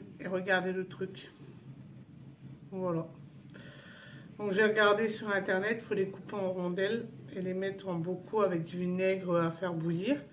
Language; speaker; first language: French; native; French